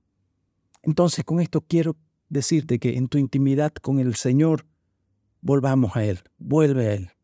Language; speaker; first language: Spanish; native; Spanish